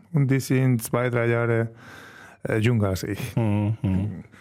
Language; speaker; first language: German; non-native, learner; Spanish